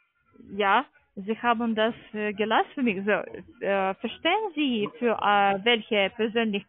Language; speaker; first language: German; non-native, learner; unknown